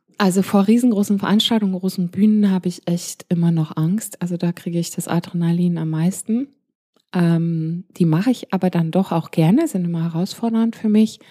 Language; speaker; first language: German; early bilingual, heritage; German